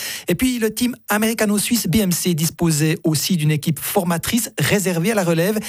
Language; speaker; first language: French; native; French